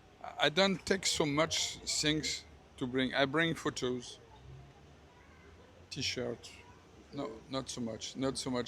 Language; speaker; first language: English; non-native, learner; French